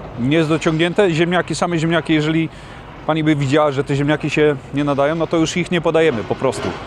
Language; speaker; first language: Polish; native; Polish